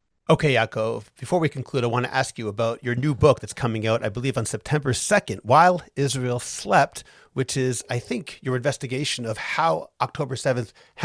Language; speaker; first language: English; native; English